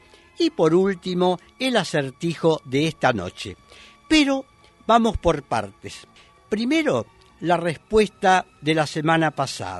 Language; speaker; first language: Spanish; native; Spanish